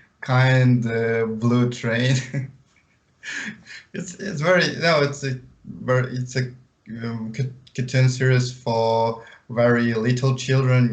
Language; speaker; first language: English; non-native, learner; Ukrainian